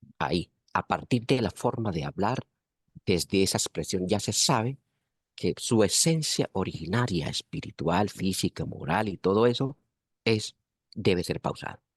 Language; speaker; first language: Spanish; non-native, local second language; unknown